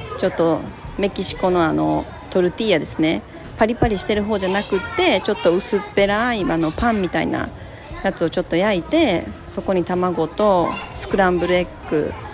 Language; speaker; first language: Japanese; native; Japanese